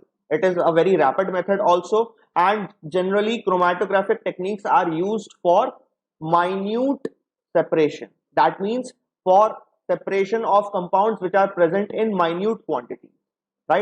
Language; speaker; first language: English; non-native, local second language; Hindi